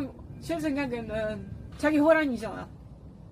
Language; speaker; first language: Korean; non-native, learner; Czech